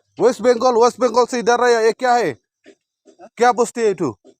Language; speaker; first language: Hindi; non-native, local second language; Khasi